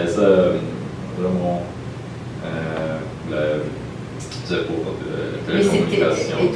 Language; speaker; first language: French; non-native, learner; Polish